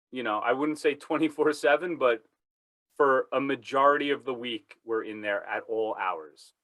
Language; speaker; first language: English; native; English